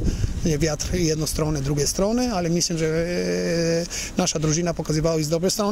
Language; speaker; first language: Polish; non-native, learner; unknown